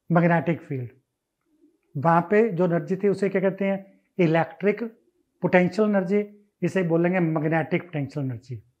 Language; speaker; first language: Hindi; non-native, local second language; Punjabi